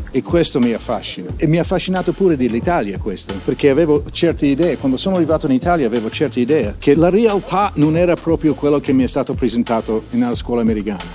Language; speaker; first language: Italian; non-native, fluent; English